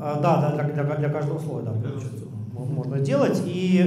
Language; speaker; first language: Russian; native; Russian